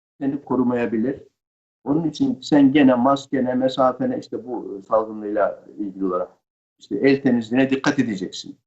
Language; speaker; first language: Turkish; native; Turkish